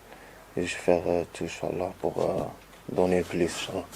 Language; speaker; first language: French; non-native, learner; Arabic